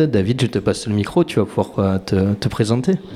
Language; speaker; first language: French; native; French